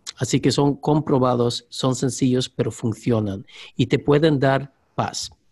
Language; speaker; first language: Spanish; non-native, learner; Swedish